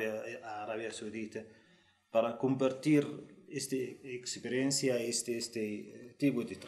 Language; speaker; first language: Spanish; non-native, fluent; Arabic